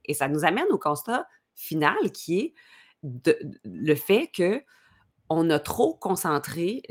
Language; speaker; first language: French; native; French